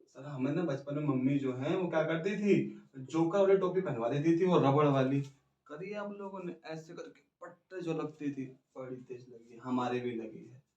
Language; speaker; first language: Hindi; native; Hindi